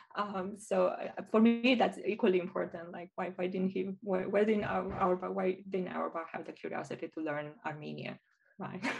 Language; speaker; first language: English; non-native, fluent; Romanian